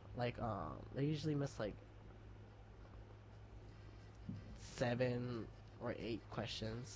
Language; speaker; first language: English; early bilingual, other home language; Spanish